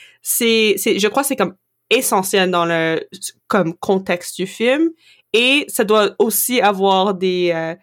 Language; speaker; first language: French; non-native, local second language; English